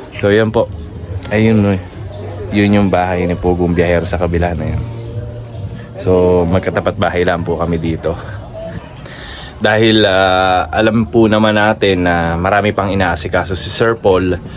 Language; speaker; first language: Filipino; native; Filipino